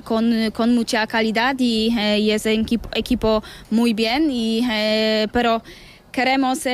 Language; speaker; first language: Spanish; non-native, learner; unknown